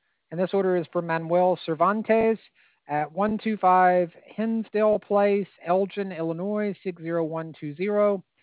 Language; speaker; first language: English; native; English